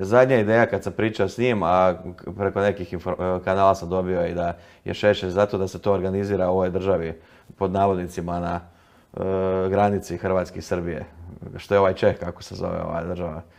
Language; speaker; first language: Croatian; native; Croatian